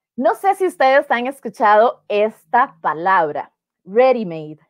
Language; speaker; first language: Spanish; native; Spanish